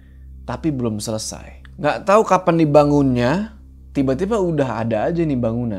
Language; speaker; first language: Indonesian; native; Indonesian